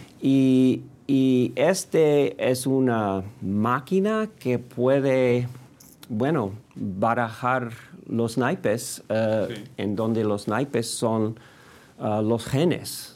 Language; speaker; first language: Spanish; non-native, fluent; English